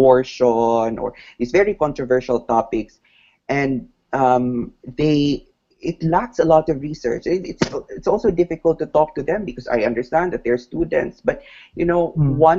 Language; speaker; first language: English; non-native, local second language; Cebuano